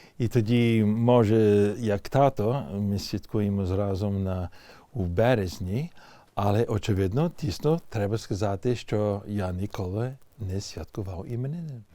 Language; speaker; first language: Ukrainian; early bilingual, heritage; English